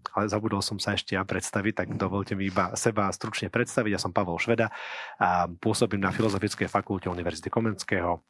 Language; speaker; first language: Slovak; native; Slovak